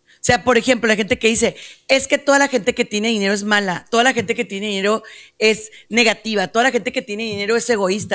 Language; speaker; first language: Spanish; native; Spanish